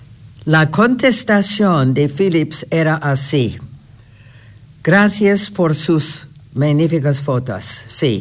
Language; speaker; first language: Spanish; non-native, fluent; English